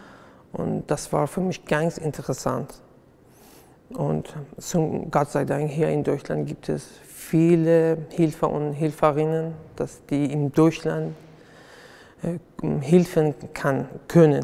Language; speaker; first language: German; non-native, fluent; Persian